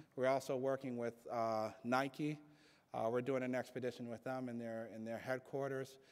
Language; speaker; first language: English; native; English